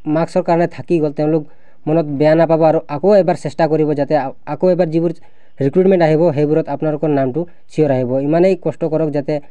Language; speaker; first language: Assamese; non-native, local second language; Sadri